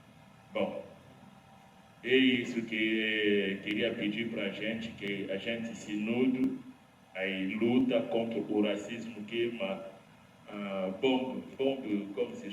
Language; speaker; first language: Portuguese; non-native, learner; Lingala